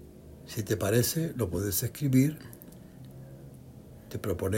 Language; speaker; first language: Spanish; native; Spanish